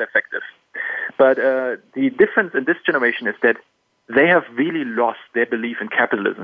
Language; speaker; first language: English; non-native, fluent; German